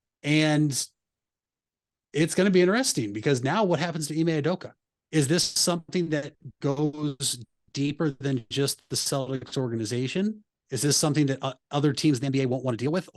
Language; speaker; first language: English; native; English